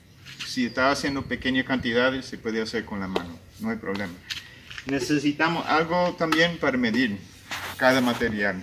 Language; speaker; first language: Spanish; non-native, fluent; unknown